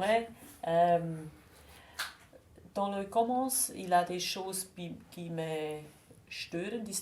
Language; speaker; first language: French; non-native, local second language; German